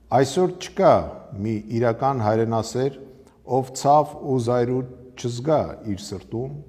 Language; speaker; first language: Armenian; native; Armenian